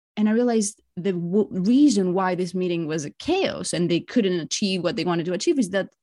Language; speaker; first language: English; non-native, fluent; Greek